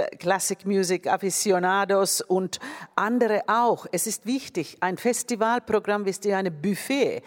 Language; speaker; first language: German; non-native, fluent; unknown